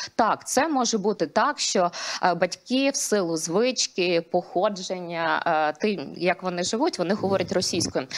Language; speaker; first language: Ukrainian; non-native, local second language; Russian